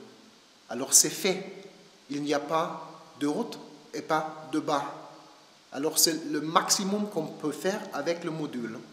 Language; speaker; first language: French; non-native, learner; German